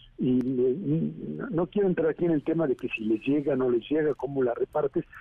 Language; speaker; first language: Spanish; native; Spanish